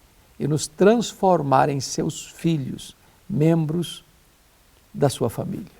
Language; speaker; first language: Portuguese; native; Portuguese